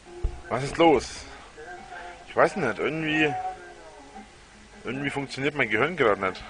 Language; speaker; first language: German; native; German